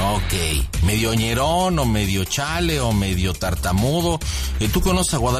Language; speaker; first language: Spanish; native; Spanish